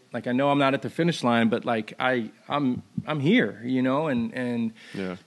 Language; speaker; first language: English; native; English